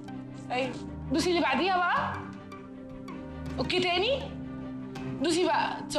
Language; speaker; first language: Arabic; native; Arabic